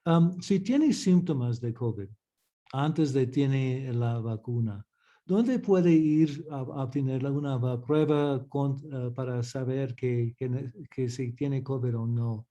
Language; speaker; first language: Spanish; early bilingual, heritage; English